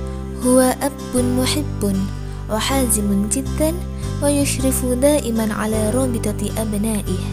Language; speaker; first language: Arabic; non-native, learner; Indonesian